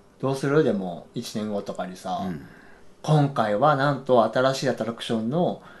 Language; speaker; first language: Japanese; native; Japanese